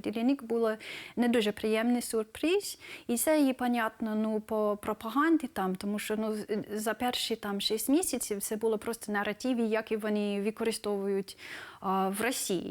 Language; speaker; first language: Ukrainian; non-native, fluent; English